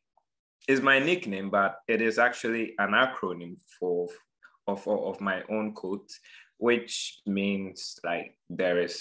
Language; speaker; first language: English; non-native, local second language; Akan